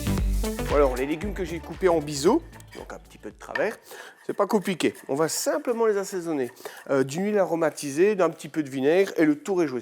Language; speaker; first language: French; native; French